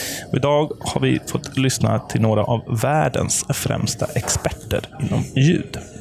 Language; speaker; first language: Swedish; native; Swedish